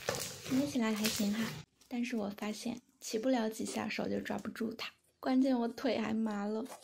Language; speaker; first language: Chinese; native; Chinese